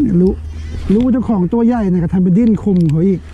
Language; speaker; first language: Thai; non-native, local second language; Northeastern Thai